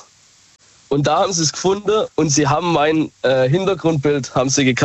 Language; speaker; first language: German; native; German